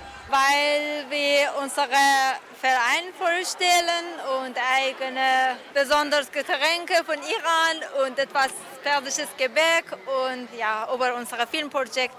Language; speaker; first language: German; non-native, learner; Persian